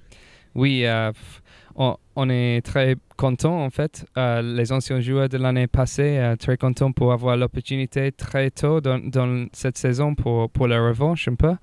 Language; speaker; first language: French; non-native, fluent; English